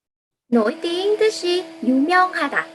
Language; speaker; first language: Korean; non-native, fluent; Vietnamese